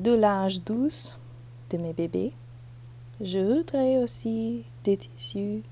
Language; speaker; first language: French; non-native, learner; English